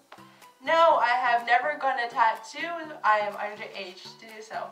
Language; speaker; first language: English; native; English